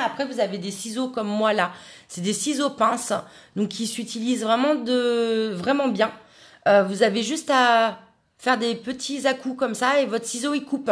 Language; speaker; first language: French; native; French